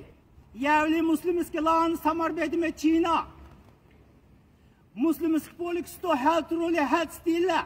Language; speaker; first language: Norwegian; non-native, learner; Uyghur